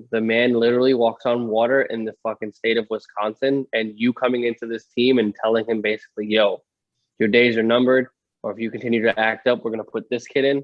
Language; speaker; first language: English; native; English